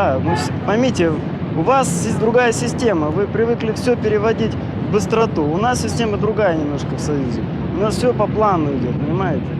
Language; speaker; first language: Russian; native; Russian